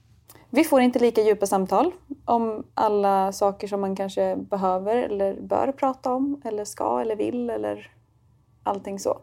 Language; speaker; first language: Swedish; native; Swedish